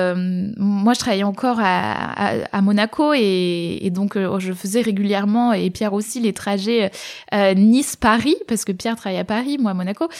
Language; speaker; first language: French; native; French